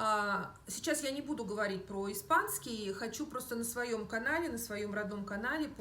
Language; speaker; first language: Russian; native; Russian